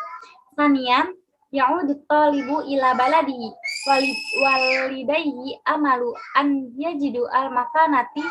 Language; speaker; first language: Arabic; non-native, learner; Indonesian